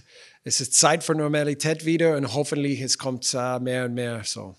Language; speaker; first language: German; non-native, fluent; English